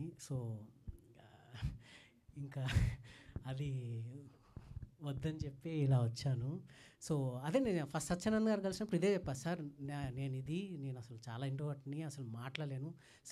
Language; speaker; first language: Telugu; native; Telugu